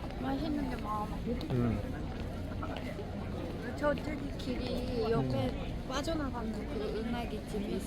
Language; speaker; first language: Korean; non-native, fluent; Japanese